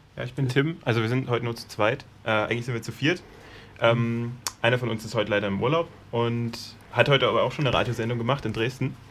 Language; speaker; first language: German; native; German